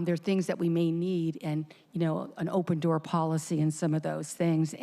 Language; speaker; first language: English; native; English